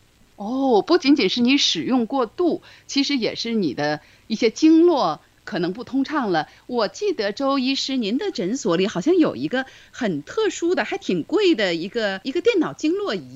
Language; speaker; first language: Chinese; native; Chinese